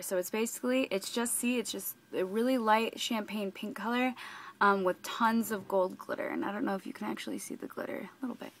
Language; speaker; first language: English; native; English